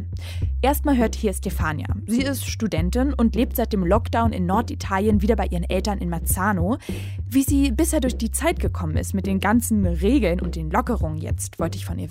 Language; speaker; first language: German; native; German